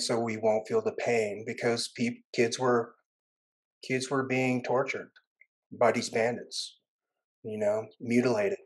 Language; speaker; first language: English; early bilingual, other home language; Vietnamese